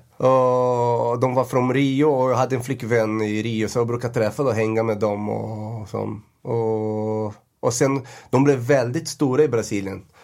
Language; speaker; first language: Swedish; non-native, fluent; Portuguese